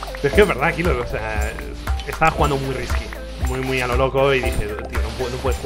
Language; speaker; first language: Spanish; native; Spanish